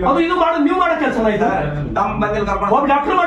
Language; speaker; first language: Kannada; native; Kannada